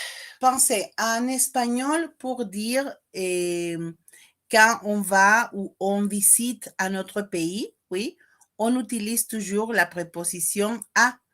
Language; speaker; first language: French; non-native, fluent; Spanish